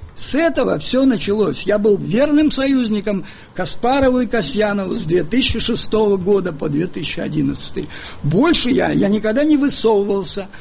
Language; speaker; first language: Russian; native; Russian